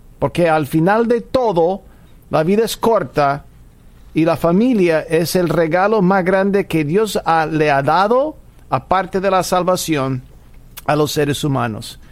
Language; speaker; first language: Spanish; non-native, fluent; English